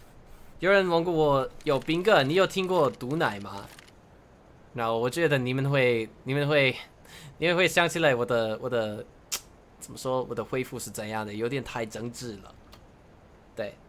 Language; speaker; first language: Chinese; non-native, learner; English